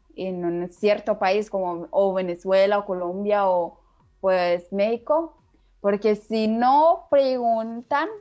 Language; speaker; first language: Spanish; non-native, learner; Arabic